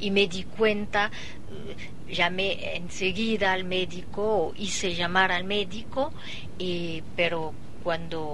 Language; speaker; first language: Spanish; non-native, fluent; French